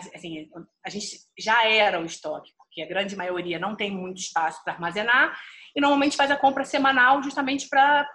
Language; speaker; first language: Portuguese; native; Portuguese